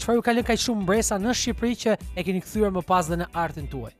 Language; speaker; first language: Albanian; native; Albanian